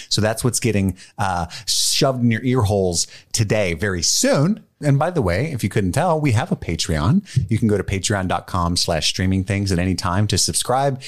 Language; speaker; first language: English; native; English